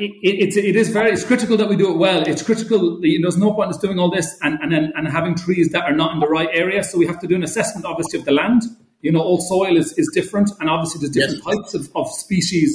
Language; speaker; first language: English; native; English